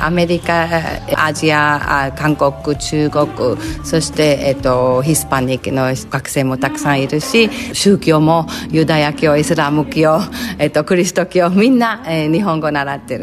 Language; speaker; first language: Japanese; non-native, fluent; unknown